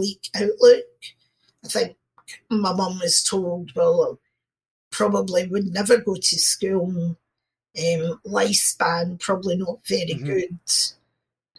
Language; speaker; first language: English; native; English